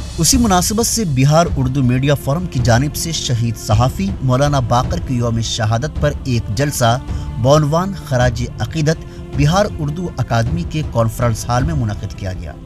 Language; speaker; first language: Urdu; native; Urdu